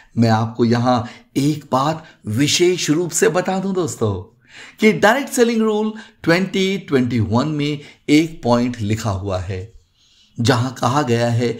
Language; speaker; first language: Hindi; native; Hindi